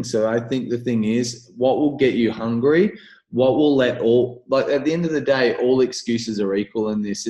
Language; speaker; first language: English; native; English